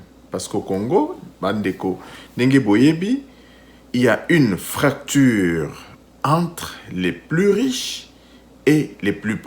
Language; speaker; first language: French; non-native, local second language; Lingala